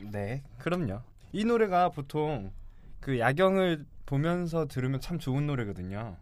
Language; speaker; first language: Korean; native; Korean